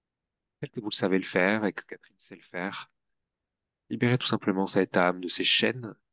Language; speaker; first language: French; native; French